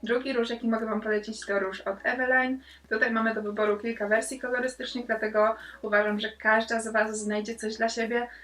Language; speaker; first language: Polish; native; Polish